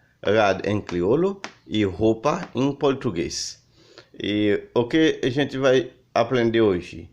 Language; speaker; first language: Portuguese; non-native, learner; Haitian Creole